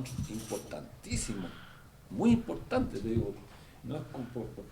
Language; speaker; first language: Spanish; native; Spanish